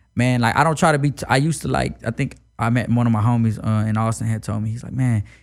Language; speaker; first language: English; native; English